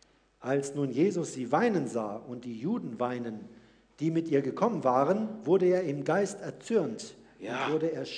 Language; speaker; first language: German; native; German